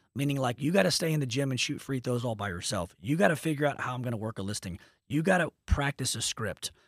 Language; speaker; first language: English; native; English